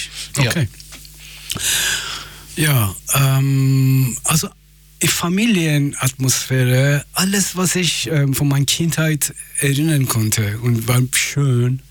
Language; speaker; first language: German; non-native, fluent; Persian